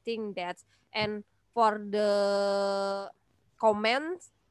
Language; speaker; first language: English; non-native, learner; Indonesian